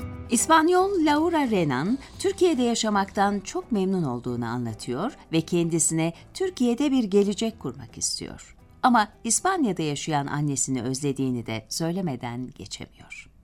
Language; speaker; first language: Turkish; native; Turkish